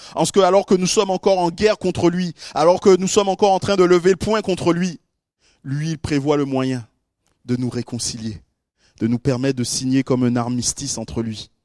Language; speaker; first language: French; native; French